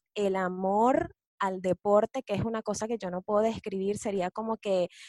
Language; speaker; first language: Spanish; native; Spanish